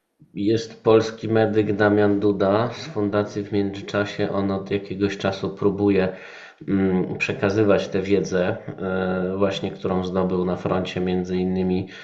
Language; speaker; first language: Polish; native; Polish